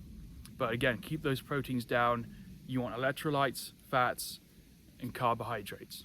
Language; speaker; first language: English; native; English